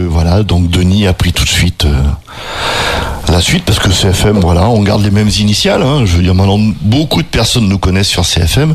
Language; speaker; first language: French; native; French